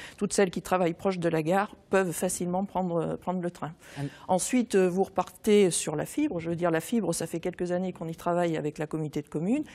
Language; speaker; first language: French; native; French